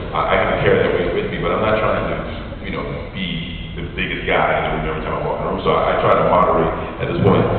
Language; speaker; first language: English; native; English